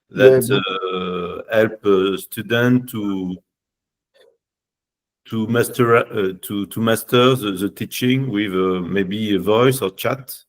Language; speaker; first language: English; non-native, learner; French